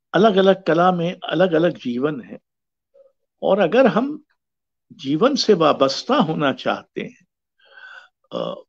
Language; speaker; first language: Hindi; native; Hindi